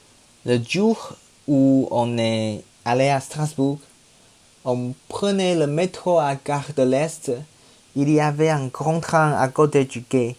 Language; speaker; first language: French; non-native, learner; Chinese